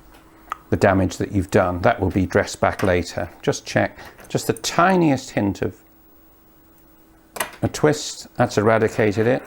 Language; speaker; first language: English; native; English